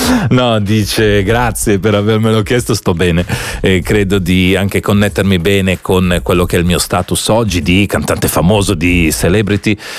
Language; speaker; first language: Italian; native; Italian